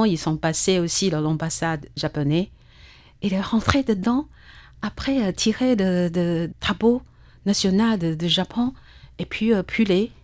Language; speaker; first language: French; non-native, learner; Chinese